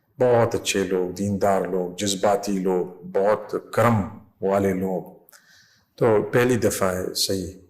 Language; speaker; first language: Urdu; non-native, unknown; English